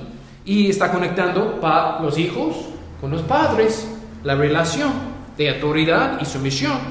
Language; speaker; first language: Spanish; non-native, fluent; English